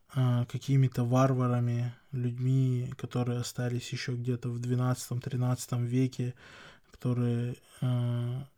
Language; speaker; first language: Russian; non-native, local second language; Chechen